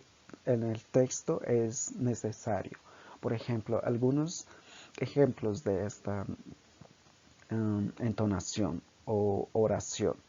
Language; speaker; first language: Spanish; non-native, local second language; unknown